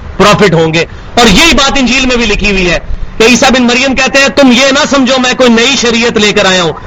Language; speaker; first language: Urdu; non-native, local second language; Punjabi